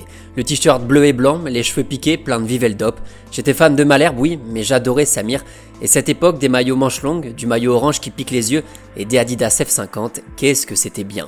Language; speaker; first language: French; native; French